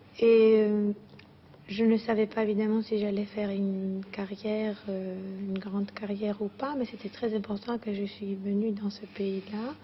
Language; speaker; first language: French; non-native, fluent; Greek